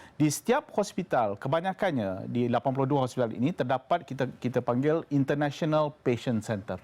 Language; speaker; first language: Malay; native; Malay